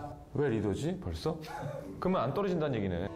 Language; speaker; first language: Korean; native; Korean